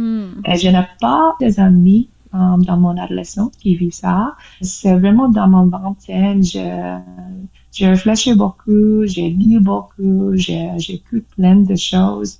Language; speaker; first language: French; non-native, learner; English